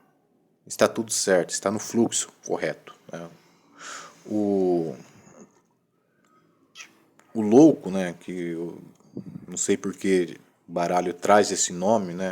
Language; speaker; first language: Portuguese; native; Portuguese